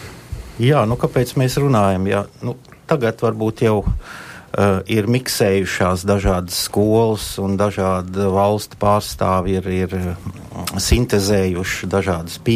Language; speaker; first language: Latvian; native; Latvian